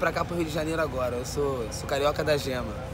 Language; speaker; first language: Portuguese; native; Portuguese